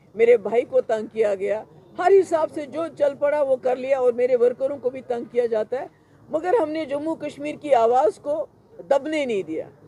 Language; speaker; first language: Urdu; non-native, local second language; Kashmiri